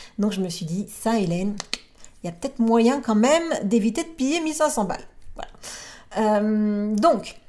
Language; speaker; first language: French; native; French